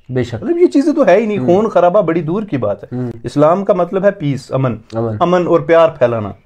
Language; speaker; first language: Hindi; native; Hindi